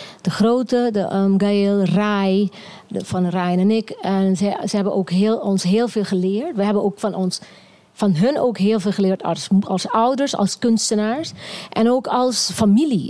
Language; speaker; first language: Dutch; non-native, local second language; Papiamento